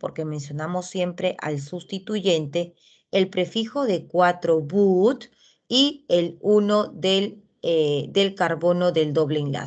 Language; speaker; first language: Spanish; native; Spanish